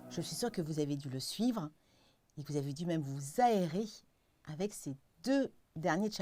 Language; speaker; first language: French; native; French